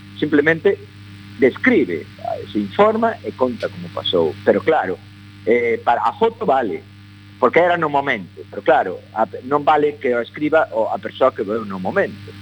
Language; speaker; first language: Galician; non-native, local second language; Spanish